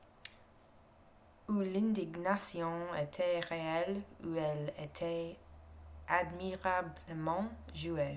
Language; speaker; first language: French; non-native, learner; English